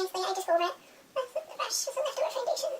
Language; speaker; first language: English; native; English